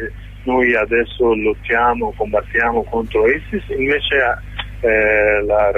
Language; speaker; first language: Italian; non-native, learner; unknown